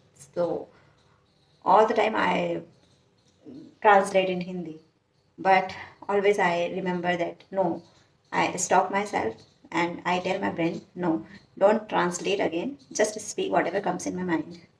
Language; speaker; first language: English; non-native, learner; Hindi